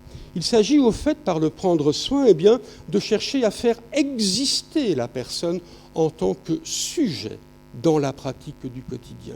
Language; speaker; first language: French; native; French